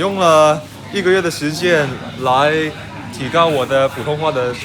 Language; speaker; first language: Chinese; non-native, learner; Cantonese